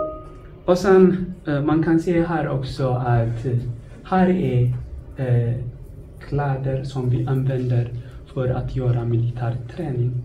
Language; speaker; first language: Swedish; non-native, fluent; Tigrinya